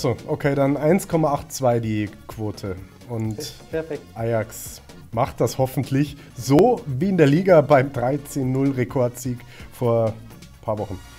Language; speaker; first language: German; native; German